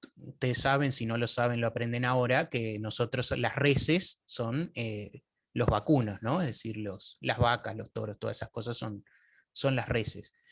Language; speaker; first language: Spanish; native; Spanish